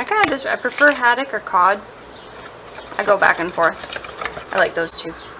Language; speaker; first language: English; native; English